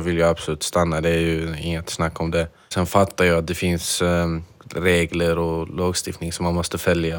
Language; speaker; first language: Swedish; non-native, fluent; Arabic